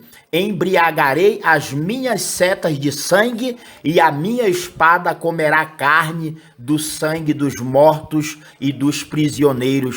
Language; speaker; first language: Portuguese; native; Portuguese